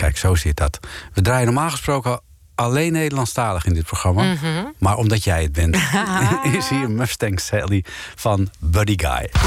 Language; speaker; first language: Dutch; native; Dutch